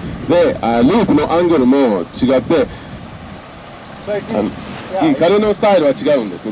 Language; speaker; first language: Japanese; non-native, fluent; French